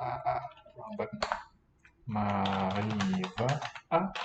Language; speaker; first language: French; non-native, fluent; English